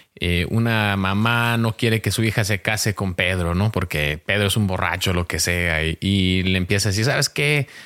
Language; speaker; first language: Spanish; early bilingual, heritage; Spanish